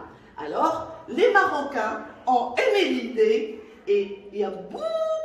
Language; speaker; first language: French; non-native, local second language; Arabic